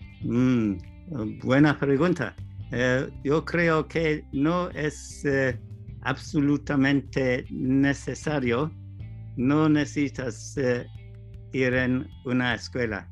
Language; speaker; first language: Spanish; non-native, learner; English